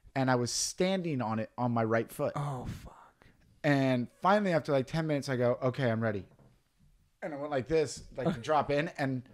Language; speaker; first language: English; native; English